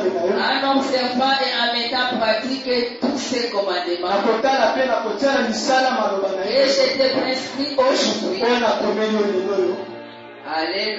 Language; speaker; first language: French; non-native, local second language; Lingala